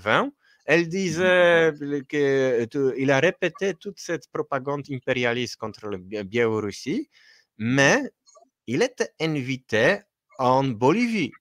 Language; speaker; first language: French; non-native, fluent; Polish